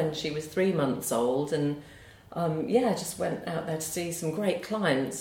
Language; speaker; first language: English; native; English